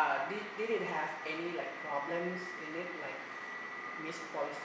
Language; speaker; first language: English; non-native, fluent; Thai